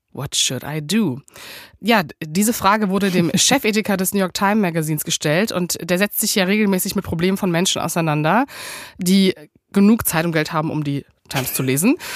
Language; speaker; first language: German; native; German